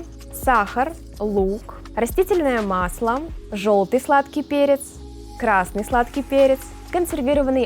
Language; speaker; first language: Russian; native; Russian